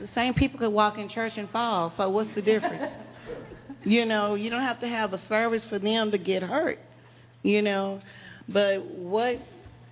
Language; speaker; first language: English; native; English